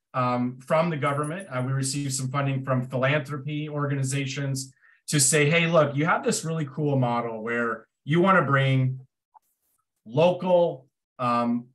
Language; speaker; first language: English; native; English